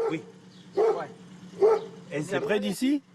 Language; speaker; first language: French; native; French